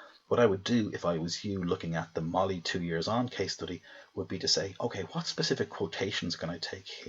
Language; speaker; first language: English; native; English